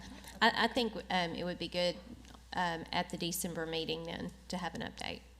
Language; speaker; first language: English; native; English